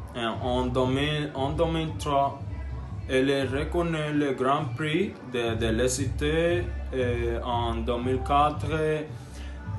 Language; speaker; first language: French; non-native, learner; Spanish